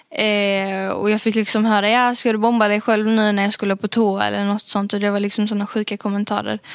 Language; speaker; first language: Swedish; early bilingual, other home language; Arabic